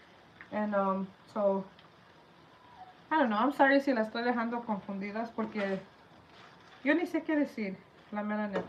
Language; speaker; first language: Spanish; early bilingual, heritage; Spanish